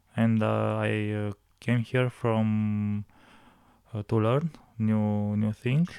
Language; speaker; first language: English; non-native, learner; Romanian